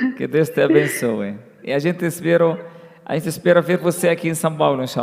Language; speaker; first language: Portuguese; non-native, fluent; Arabic